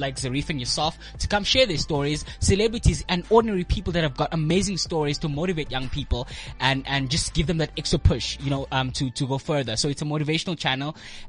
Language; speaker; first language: English; non-native, local second language; Xhosa